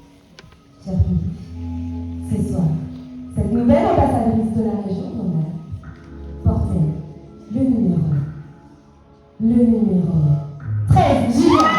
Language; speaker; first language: French; native; French